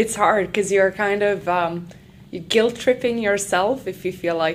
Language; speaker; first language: English; non-native, fluent; Swedish